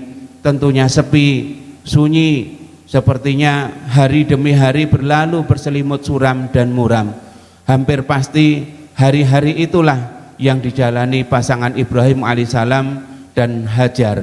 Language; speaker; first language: Indonesian; native; Indonesian